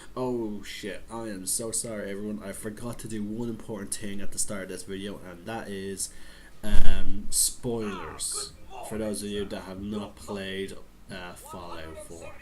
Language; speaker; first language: English; native; English